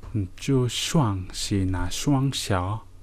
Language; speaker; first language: Chinese; non-native, learner; Mongolian